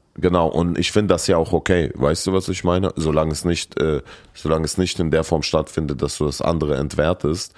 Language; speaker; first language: German; early bilingual, other home language; Russian